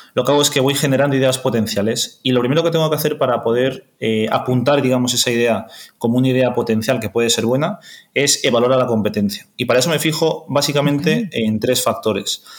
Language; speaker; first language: Spanish; native; Spanish